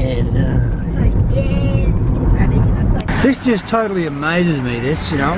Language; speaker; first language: English; native; English